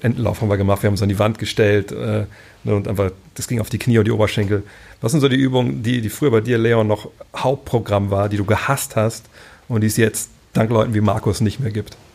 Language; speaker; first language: German; native; German